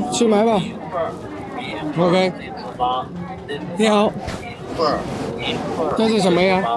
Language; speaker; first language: Chinese; non-native, learner; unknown